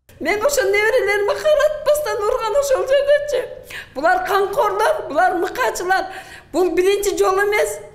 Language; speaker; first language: Kyrgyz; native; Kyrgyz